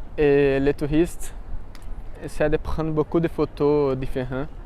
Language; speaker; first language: French; non-native, learner; Portuguese